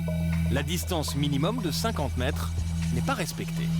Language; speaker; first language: French; native; French